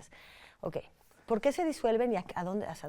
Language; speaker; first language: Spanish; native; Spanish